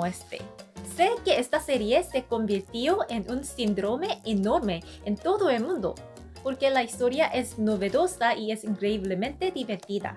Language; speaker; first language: Spanish; non-native, fluent; Korean